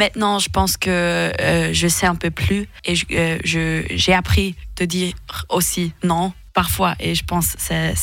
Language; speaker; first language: French; non-native, local second language; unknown